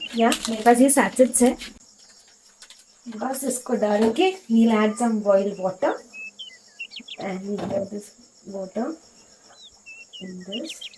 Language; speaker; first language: Hindi; native; Hindi